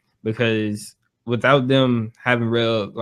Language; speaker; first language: English; native; English